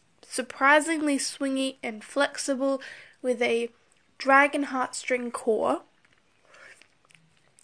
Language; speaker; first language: English; native; English